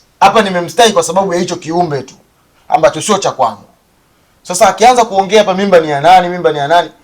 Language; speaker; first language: Swahili; native; Swahili